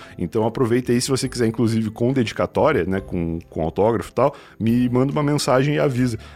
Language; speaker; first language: Portuguese; native; Portuguese